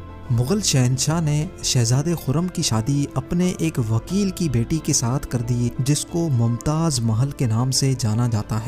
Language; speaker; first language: Urdu; native; Urdu